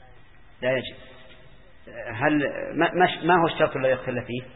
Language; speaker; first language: Arabic; native; Arabic